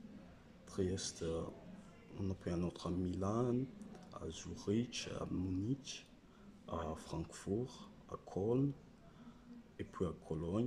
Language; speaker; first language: French; non-native, learner; Rundi